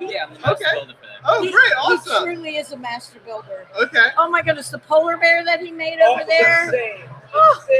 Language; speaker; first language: English; native; English